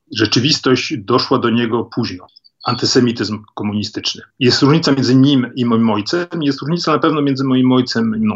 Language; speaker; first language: Polish; early bilingual, heritage; Polish